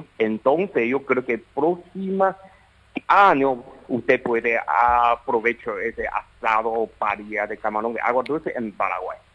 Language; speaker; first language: Spanish; non-native, learner; Chinese